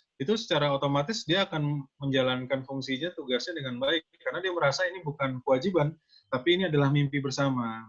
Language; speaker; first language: Indonesian; native; Indonesian